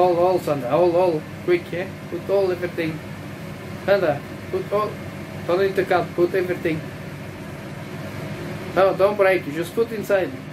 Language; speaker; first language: English; non-native, fluent; Portuguese